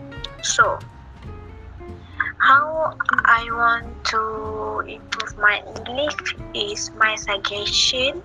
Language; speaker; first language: English; non-native, learner; Malay